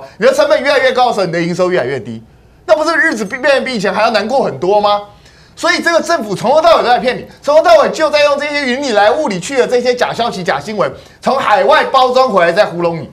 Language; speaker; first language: Chinese; native; Chinese